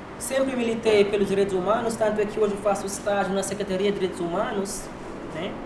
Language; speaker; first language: Portuguese; non-native, local second language; Kabuverdianu